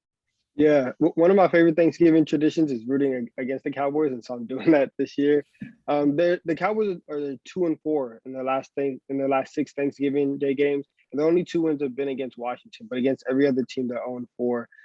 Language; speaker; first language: English; native; English